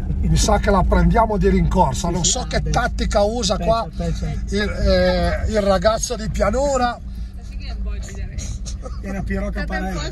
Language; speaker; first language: Italian; native; Italian